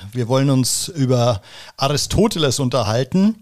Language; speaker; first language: German; native; German